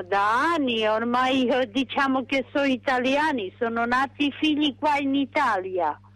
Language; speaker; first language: Italian; non-native, local second language; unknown